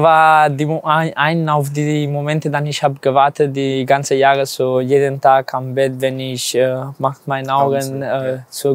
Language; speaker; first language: German; non-native, learner; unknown